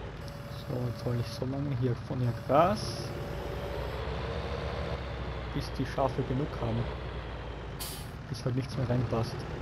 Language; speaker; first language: German; native; German